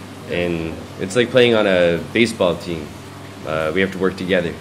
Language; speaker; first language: English; native; English